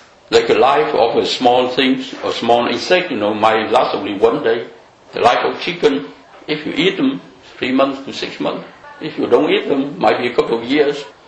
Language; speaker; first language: English; non-native, fluent; Vietnamese